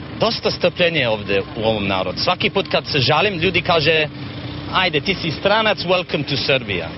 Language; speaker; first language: Serbian; non-native, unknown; English